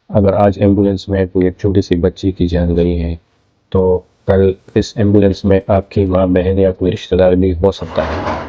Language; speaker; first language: Urdu; non-native, local second language; Pashto